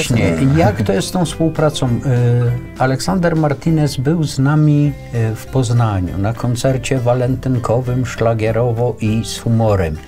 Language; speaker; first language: Polish; native; Polish